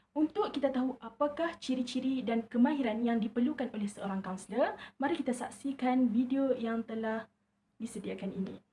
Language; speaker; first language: Malay; native; Malay